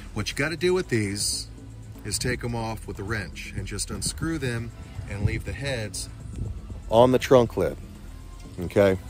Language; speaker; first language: English; native; English